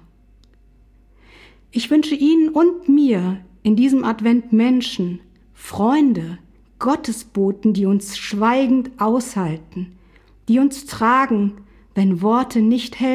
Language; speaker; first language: German; native; German